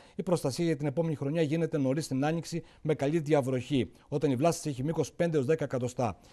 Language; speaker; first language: Greek; native; Greek